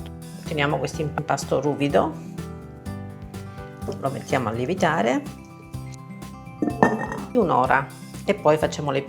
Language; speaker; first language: Italian; native; Italian